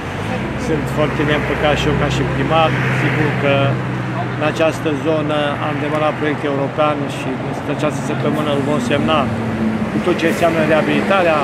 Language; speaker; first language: Romanian; native; Romanian